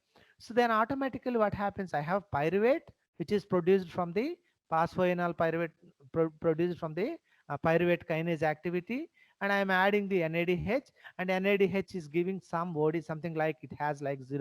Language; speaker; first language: English; non-native, local second language; Telugu